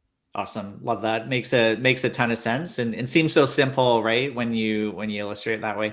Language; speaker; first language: English; native; English